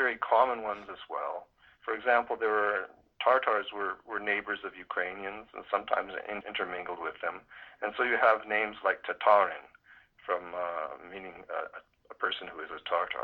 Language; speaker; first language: English; native; English